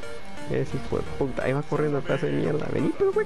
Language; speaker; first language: Spanish; native; Spanish